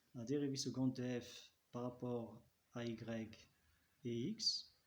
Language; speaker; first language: French; non-native, local second language; Arabic